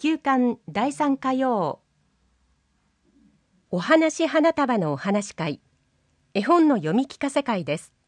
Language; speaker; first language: Japanese; native; Japanese